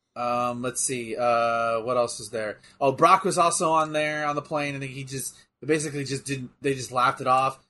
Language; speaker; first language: English; native; English